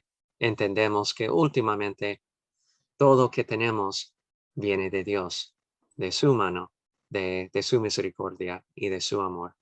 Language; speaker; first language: Spanish; non-native, fluent; English